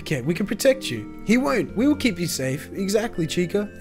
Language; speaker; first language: English; native; English